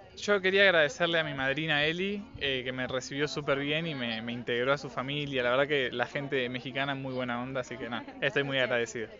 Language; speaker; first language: Spanish; native; Spanish